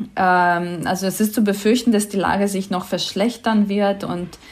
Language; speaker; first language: German; non-native, fluent; Ukrainian